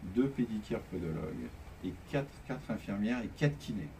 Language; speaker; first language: French; native; French